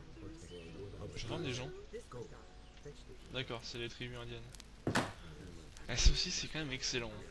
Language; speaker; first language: French; native; French